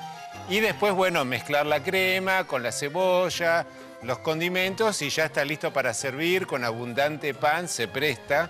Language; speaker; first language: Spanish; native; Spanish